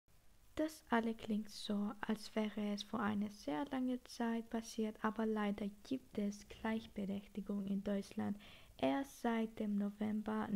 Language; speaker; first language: German; non-native, learner; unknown